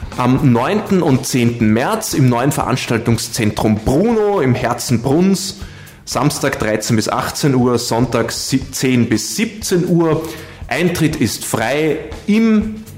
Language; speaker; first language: German; native; German